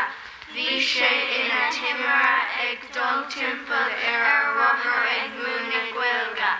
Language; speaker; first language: Irish; non-native, local second language; English